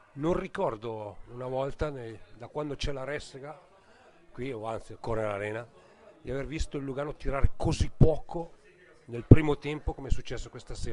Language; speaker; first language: Italian; native; Italian